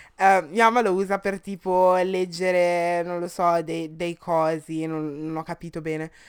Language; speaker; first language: Italian; early bilingual, other home language; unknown